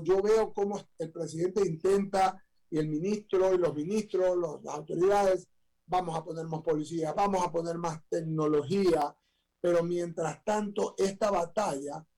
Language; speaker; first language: Spanish; native; Spanish